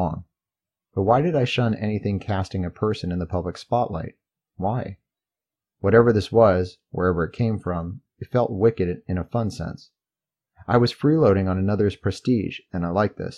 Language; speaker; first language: English; native; English